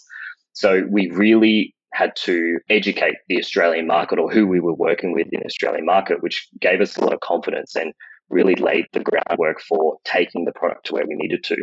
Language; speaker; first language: English; native; English